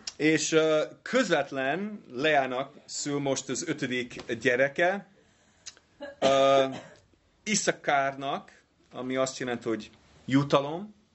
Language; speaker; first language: Hungarian; non-native, fluent; English